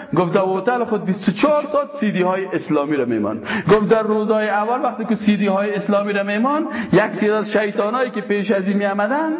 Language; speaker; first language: Persian; native; Persian